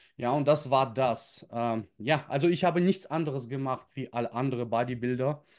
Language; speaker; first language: German; early bilingual, other home language; Russian